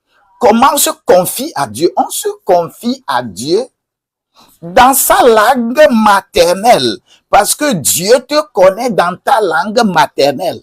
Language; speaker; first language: French; non-native, local second language; Ewe